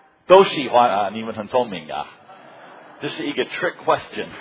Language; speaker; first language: Chinese; non-native, fluent; English